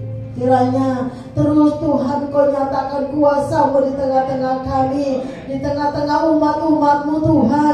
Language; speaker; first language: Indonesian; native; Indonesian